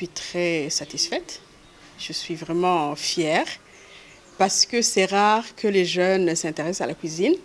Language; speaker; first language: French; non-native, local second language; Rundi